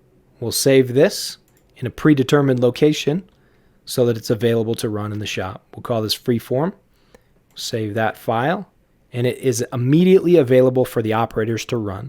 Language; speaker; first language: English; native; English